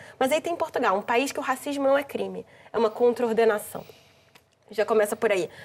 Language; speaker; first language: Portuguese; native; Portuguese